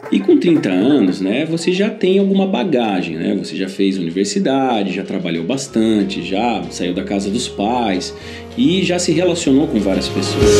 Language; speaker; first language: Portuguese; native; Portuguese